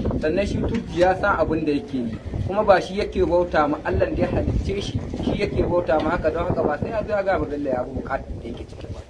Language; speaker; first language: Hausa; non-native, local second language; Fula